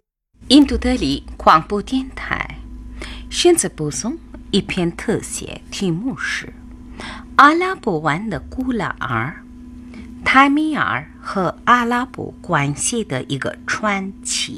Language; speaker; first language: Chinese; non-native, fluent; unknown